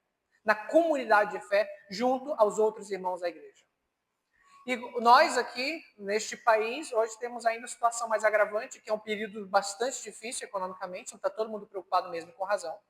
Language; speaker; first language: Portuguese; native; Portuguese